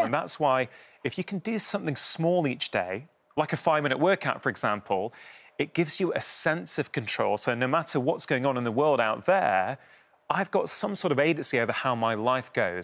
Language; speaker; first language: English; native; English